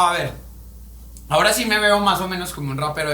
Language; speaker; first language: Spanish; native; Spanish